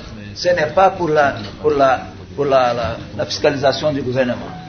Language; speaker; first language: French; non-native, learner; Portuguese